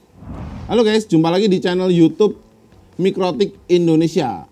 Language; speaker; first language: Indonesian; native; Indonesian